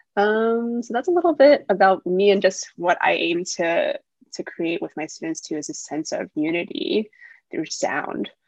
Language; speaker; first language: English; early bilingual, other home language; Wu Chinese